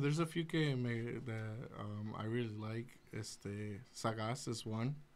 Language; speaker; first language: English; early bilingual, other home language; Spanish